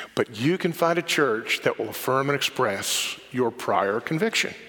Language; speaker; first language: English; native; English